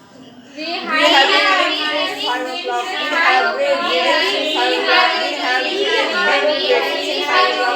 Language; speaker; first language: English; non-native, learner; Hindi